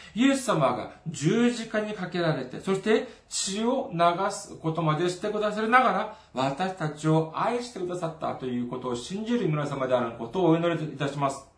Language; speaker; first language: Japanese; non-native, fluent; Korean